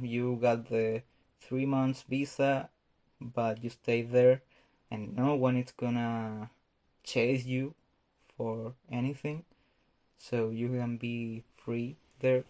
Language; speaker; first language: English; non-native, fluent; Spanish